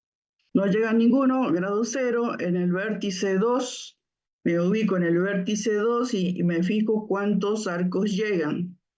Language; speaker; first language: Spanish; native; Spanish